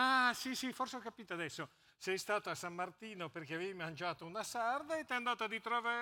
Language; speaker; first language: Italian; native; Italian